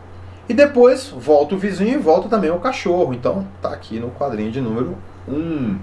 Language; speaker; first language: Portuguese; native; Portuguese